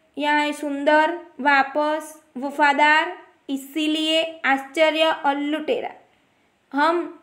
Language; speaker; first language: Hindi; non-native, local second language; Gujarati